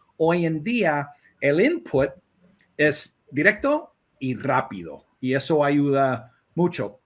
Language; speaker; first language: Spanish; non-native, fluent; English